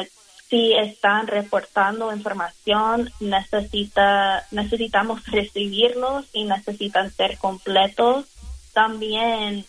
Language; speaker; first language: Spanish; non-native, learner; English